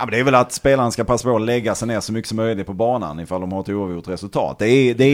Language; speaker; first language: Swedish; native; Swedish